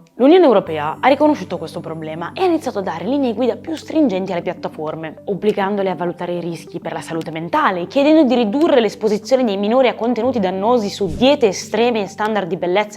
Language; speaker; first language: Italian; native; Italian